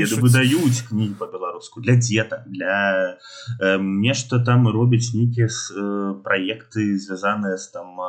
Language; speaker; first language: Belarusian; non-native, local second language; Russian